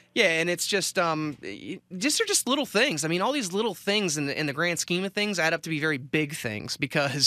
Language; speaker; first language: English; native; English